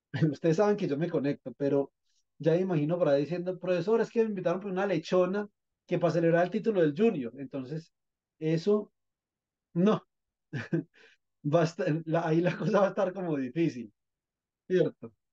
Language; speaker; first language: Spanish; native; Spanish